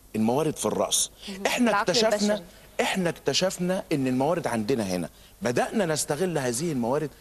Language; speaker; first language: Arabic; native; Arabic